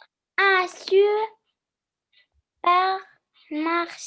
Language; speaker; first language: French; non-native, learner; Arabic